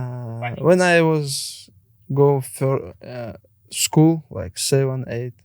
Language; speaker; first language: English; non-native, learner; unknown